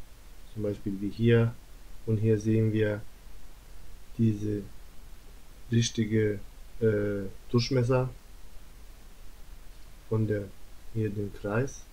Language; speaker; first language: German; non-native, learner; Turkish